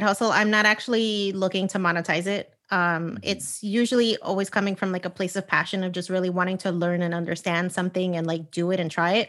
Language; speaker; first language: English; native; English